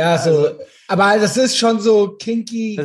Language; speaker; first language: German; native; German